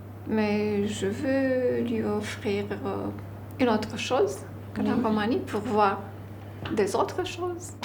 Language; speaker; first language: French; non-native, learner; Romanian